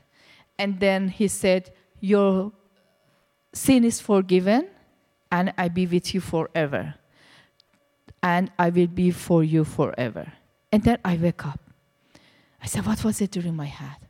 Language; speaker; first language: English; non-native, learner; Persian